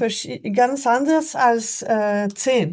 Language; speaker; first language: German; non-native, learner; French